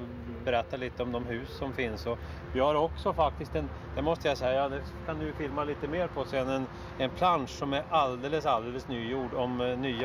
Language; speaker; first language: Swedish; native; Swedish